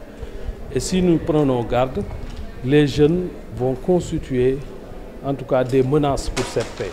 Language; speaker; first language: French; non-native, local second language; Wolof